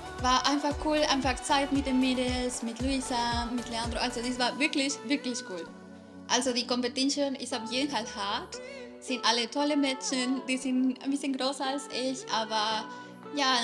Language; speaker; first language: German; non-native, fluent; Spanish